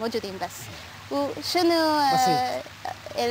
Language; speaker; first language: Arabic; non-native, learner; English